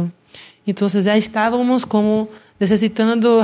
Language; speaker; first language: Spanish; non-native, learner; Portuguese